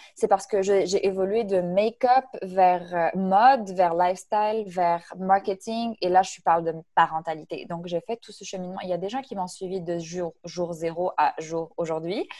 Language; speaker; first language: French; non-native, local second language; Arabic